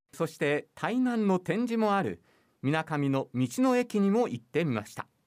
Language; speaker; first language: Japanese; native; Japanese